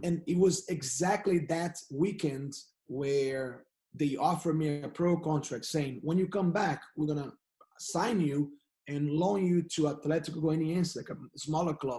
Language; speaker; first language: English; non-native, fluent; Portuguese